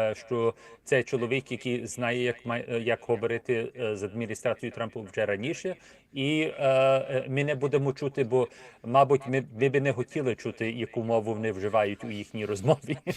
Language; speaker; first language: Ukrainian; early bilingual, heritage; Ukrainian